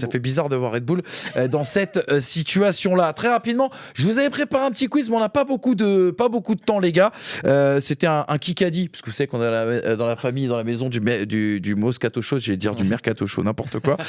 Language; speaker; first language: French; native; French